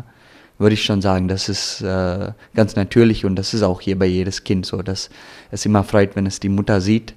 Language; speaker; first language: German; early bilingual, heritage; German